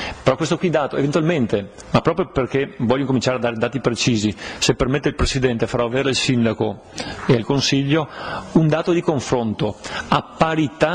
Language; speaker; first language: Italian; native; Italian